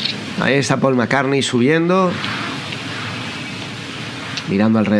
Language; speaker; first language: Spanish; native; Spanish